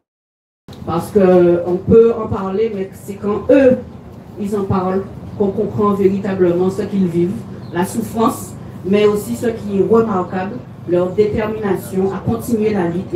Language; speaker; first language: French; native; French